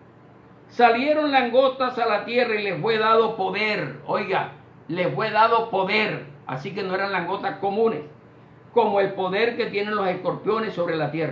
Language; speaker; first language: Spanish; native; Spanish